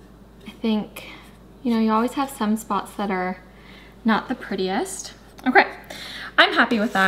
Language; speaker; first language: English; native; English